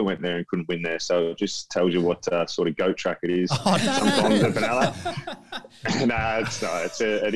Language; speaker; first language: English; native; English